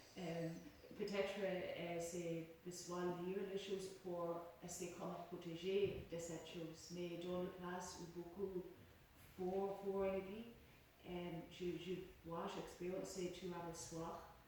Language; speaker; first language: French; non-native, learner; English